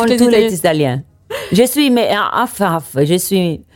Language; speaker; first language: French; non-native, learner; Italian